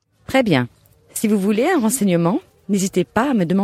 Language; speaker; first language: French; native; French